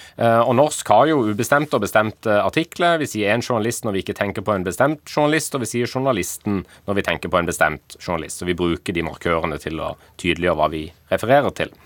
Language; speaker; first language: Norwegian; native; Norwegian